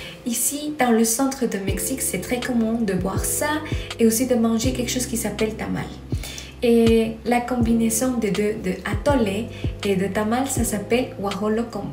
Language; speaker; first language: French; non-native, fluent; Spanish